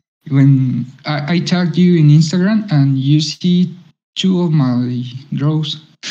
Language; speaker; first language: English; non-native, learner; Spanish